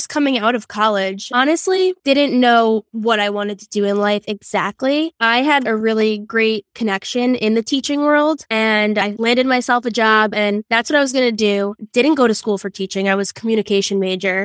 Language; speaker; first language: English; native; English